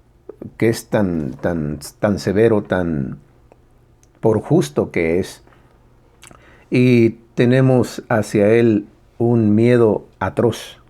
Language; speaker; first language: Spanish; native; Spanish